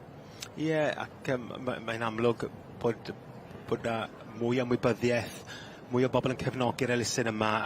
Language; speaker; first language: Welsh; native; Welsh